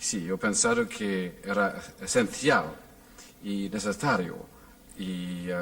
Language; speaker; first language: Spanish; non-native, fluent; English